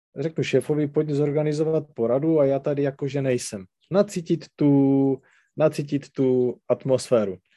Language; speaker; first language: Czech; non-native, local second language; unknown